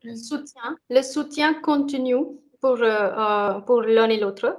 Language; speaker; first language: French; non-native, fluent; Hindi